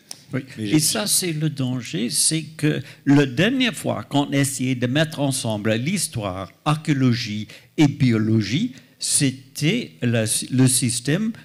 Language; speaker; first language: French; non-native, fluent; English